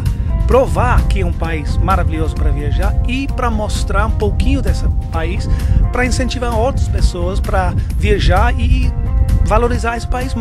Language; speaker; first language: Portuguese; non-native, fluent; English